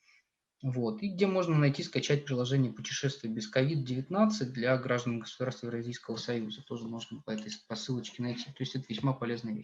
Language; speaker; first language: Russian; native; Russian